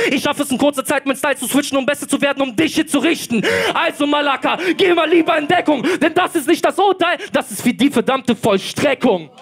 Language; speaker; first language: German; early bilingual, other home language; Polish